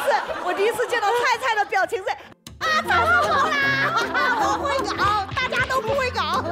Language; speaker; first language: Chinese; native; Chinese